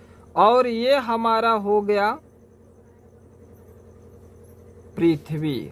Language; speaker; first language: Hindi; native; Hindi